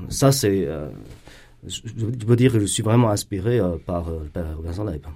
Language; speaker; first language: French; non-native, fluent; Chinese